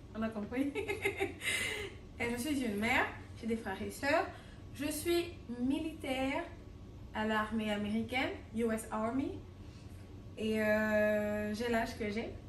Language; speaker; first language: French; non-native, local second language; Lingala